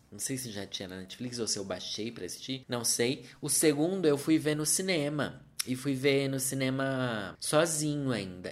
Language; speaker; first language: Portuguese; native; Portuguese